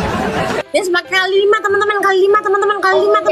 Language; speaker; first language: Indonesian; native; Indonesian